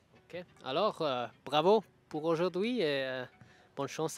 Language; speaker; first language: French; non-native, local second language; German